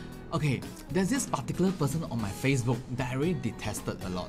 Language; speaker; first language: English; non-native, local second language; Chinese